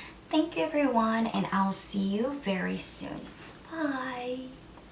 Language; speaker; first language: English; early bilingual, other home language; Korean